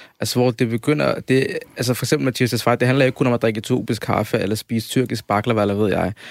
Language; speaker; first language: Danish; early bilingual, other home language; Somali